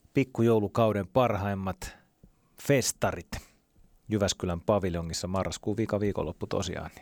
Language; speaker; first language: Finnish; native; Finnish